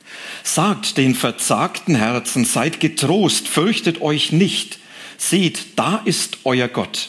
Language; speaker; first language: German; native; German